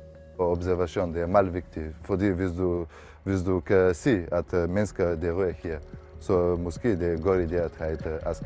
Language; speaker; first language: Danish; non-native, learner; Bulgarian